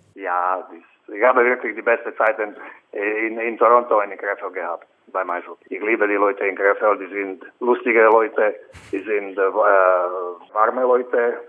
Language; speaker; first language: German; non-native, fluent; Slovak